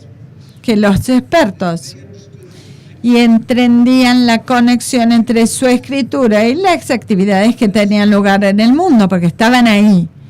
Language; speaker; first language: Spanish; non-native, fluent; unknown